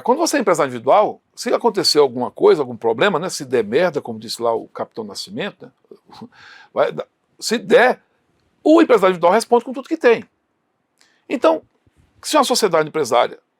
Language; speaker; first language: Portuguese; native; Portuguese